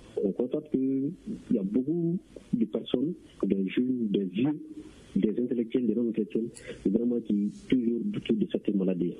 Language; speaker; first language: French; non-native, local second language; Bambara